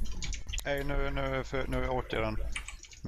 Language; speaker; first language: Swedish; native; Swedish